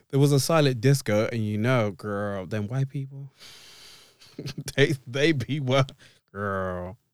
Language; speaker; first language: English; native; English